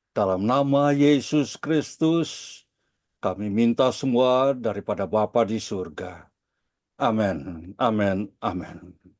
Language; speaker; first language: Indonesian; early bilingual, heritage; Dutch